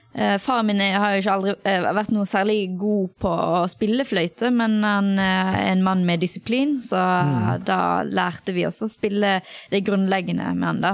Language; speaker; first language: Norwegian; early bilingual, other home language; Tamil